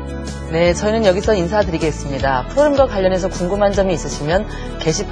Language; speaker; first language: Korean; native; Korean